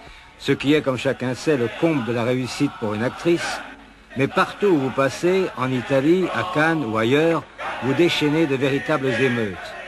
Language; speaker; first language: French; native; French